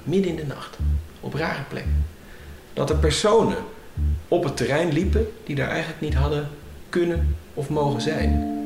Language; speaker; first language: Dutch; native; Dutch